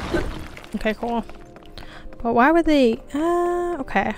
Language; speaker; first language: English; native; English